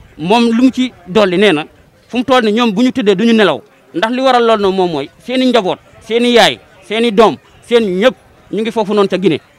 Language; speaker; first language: Wolof; native; Wolof